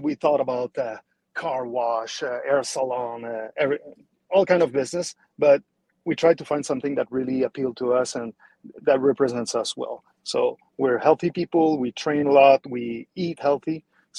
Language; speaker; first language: English; non-native, fluent; French